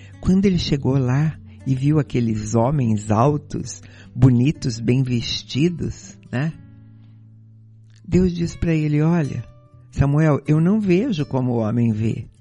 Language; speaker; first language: Portuguese; native; Portuguese